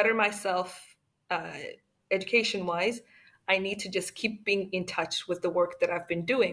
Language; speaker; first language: English; non-native, local second language; Kinyarwanda